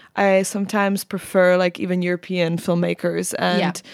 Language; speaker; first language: English; non-native, fluent; Czech